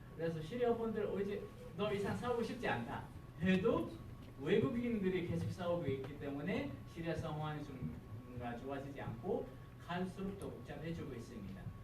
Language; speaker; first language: Korean; non-native, fluent; Arabic